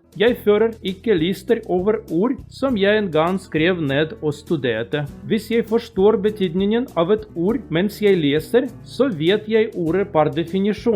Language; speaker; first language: Norwegian; non-native, learner; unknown